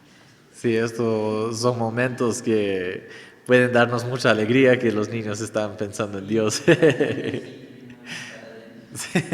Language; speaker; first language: Spanish; non-native, fluent; English